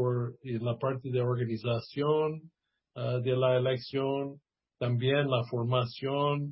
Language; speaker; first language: Spanish; non-native, fluent; English